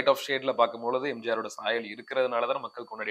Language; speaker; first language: Tamil; native; Tamil